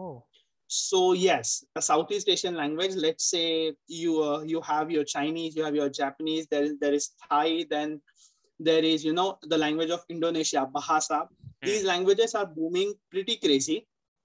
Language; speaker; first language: English; non-native, local second language; Marathi